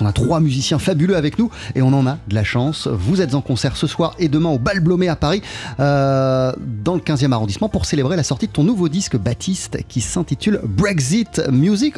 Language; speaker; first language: French; native; French